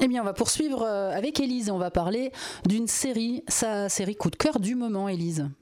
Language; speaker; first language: French; native; French